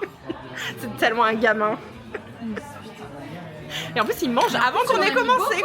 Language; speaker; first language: French; native; French